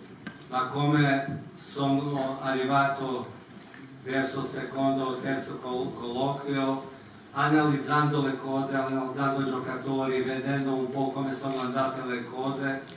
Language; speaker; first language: Italian; non-native, fluent; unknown